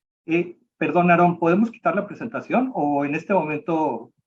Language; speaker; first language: Spanish; native; Spanish